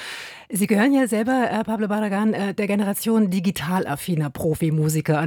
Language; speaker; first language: German; native; German